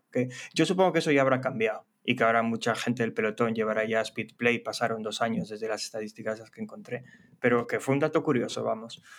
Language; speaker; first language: Spanish; native; Spanish